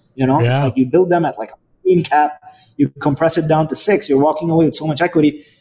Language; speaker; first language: English; non-native, fluent; Arabic